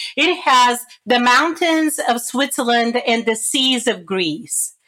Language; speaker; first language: English; non-native, fluent; Bulgarian